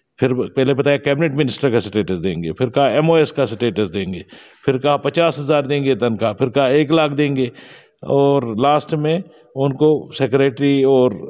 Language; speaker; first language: Hindi; non-native, local second language; Shina